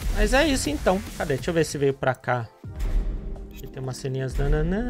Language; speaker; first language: Portuguese; native; Portuguese